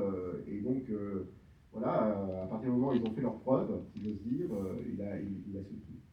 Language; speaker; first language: French; native; French